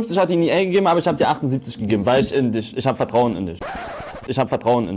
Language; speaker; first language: German; native; German